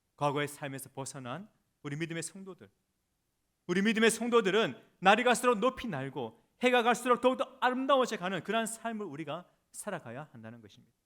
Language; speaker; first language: Korean; native; Korean